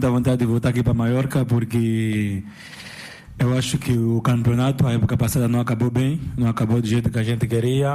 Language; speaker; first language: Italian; non-native, learner; Portuguese